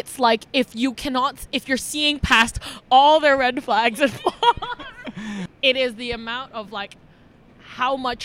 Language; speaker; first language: English; non-native, local second language; Cantonese